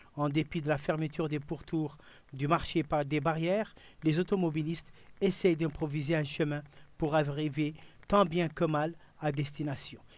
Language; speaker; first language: French; non-native, local second language; Arabic